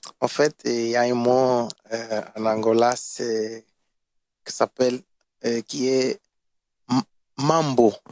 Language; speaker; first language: French; non-native, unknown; Portuguese